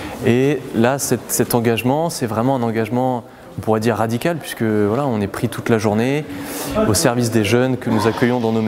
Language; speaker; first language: French; native; French